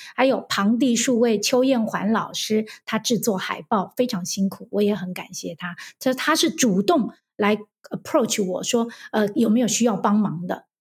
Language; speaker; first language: Chinese; native; Chinese